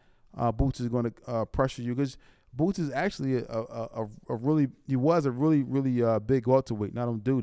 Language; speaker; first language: English; native; English